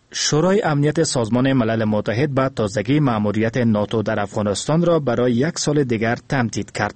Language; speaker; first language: Persian; native; Persian